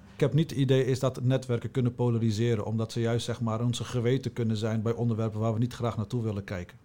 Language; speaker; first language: Dutch; native; Dutch